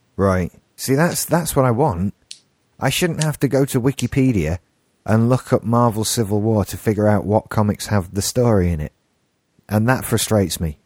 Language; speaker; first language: English; native; English